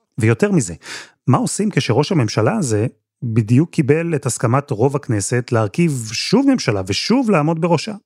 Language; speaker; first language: Hebrew; native; Hebrew